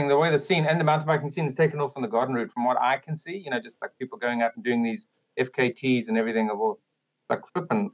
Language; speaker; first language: English; native; English